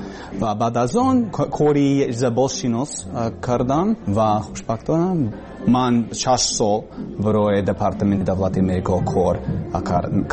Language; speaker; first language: Persian; non-native, learner; English